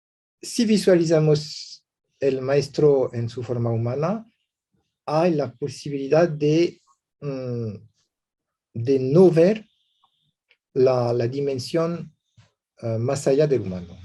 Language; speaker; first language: Spanish; non-native, learner; French